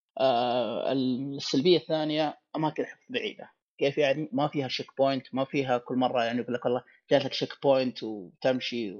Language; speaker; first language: Arabic; native; Arabic